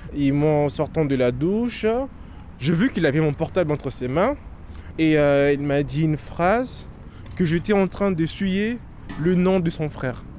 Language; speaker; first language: French; non-native, local second language; Lingala